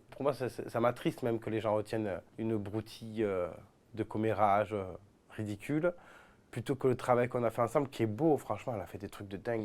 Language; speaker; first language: French; native; French